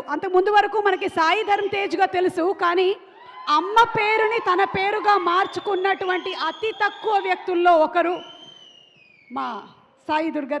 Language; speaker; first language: Telugu; native; Telugu